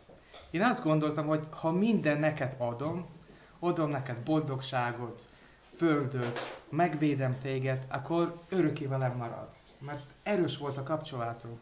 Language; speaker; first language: Hungarian; non-native, learner; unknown